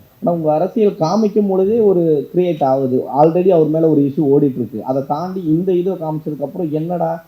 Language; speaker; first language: Tamil; native; Tamil